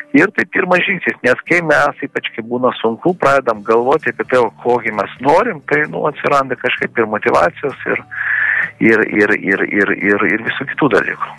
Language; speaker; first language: Lithuanian; early bilingual, heritage; Lithuanian